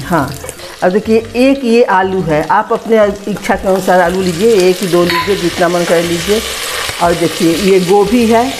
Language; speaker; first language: Hindi; native; Hindi